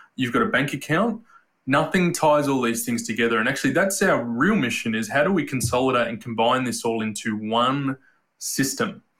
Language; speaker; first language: English; native; English